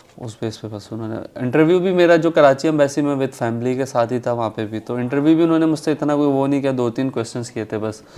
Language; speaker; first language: Urdu; native; Urdu